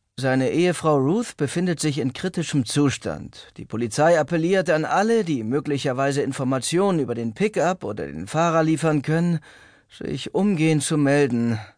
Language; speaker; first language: German; native; German